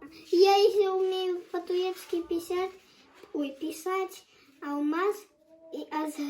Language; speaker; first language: Russian; early bilingual, heritage; Russian